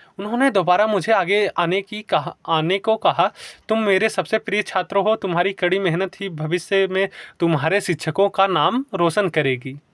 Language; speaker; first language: Hindi; native; Hindi